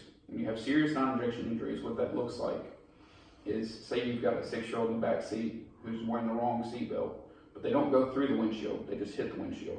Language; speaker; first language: English; native; English